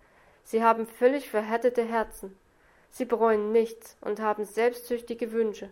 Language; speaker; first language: German; native; German